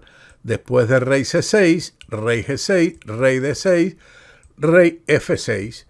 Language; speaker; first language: Spanish; native; Spanish